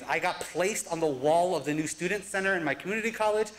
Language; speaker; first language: English; native; English